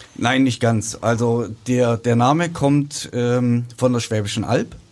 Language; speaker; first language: German; native; German